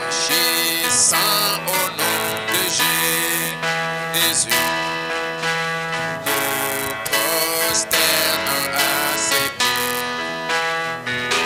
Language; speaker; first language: French; non-native, local second language; Swahili